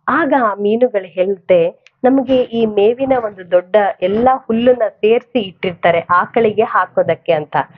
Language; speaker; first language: Kannada; non-native, local second language; Telugu